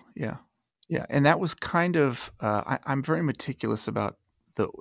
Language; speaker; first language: English; native; English